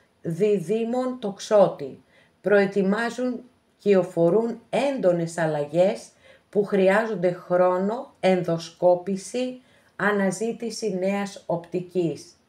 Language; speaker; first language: Greek; native; Greek